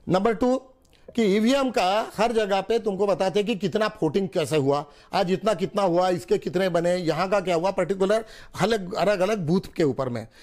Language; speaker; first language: Hindi; non-native, local second language; Marathi